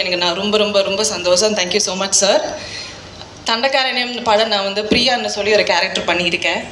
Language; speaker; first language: Tamil; non-native, fluent; Malayalam